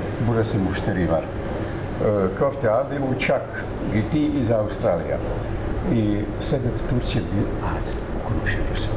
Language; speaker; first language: Turkish; non-native, learner; Bosnian